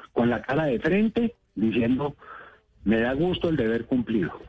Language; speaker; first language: Spanish; native; Spanish